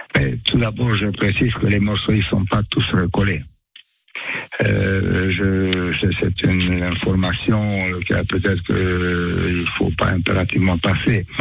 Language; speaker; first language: French; non-native, fluent; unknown